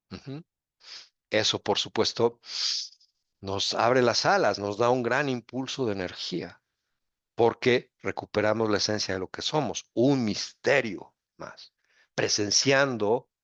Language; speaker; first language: Spanish; native; Spanish